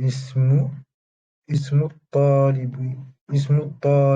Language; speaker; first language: Arabic; non-native, learner; French